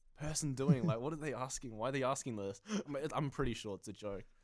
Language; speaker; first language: English; native; English